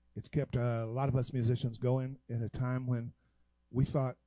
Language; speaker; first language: English; native; English